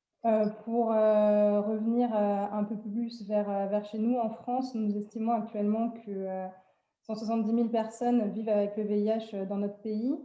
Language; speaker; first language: French; native; French